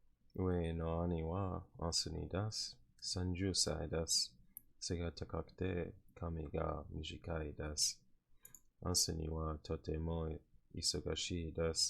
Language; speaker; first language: Japanese; non-native, learner; English